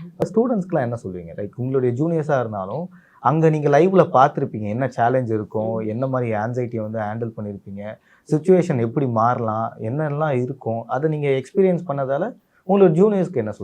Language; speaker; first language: Tamil; native; Tamil